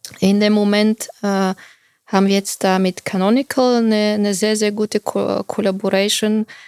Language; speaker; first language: German; non-native, fluent; Bulgarian